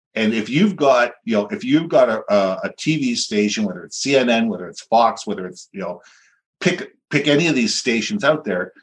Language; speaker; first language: English; native; English